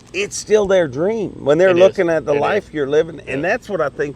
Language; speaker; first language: English; native; English